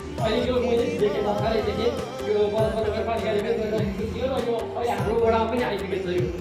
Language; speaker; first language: Nepali; native; Nepali